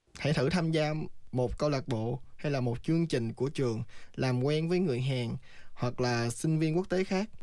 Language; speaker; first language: Vietnamese; native; Vietnamese